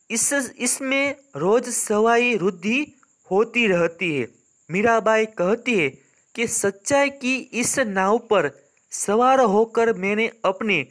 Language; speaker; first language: Hindi; non-native, local second language; Gujarati